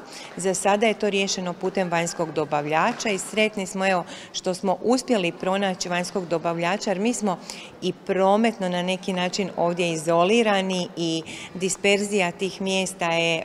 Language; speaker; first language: Croatian; native; Croatian